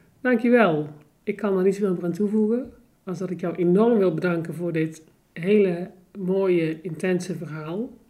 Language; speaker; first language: Dutch; native; Dutch